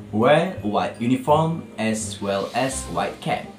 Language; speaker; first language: English; non-native, local second language; Malay